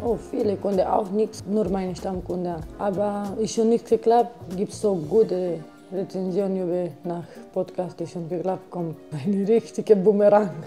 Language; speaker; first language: German; non-native, learner; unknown